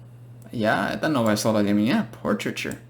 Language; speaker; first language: Russian; non-native, fluent; English